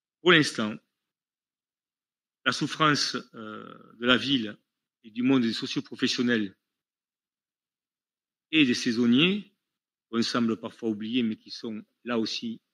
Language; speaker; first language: French; native; French